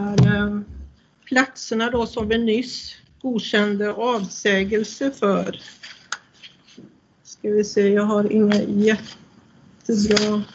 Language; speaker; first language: Swedish; native; Swedish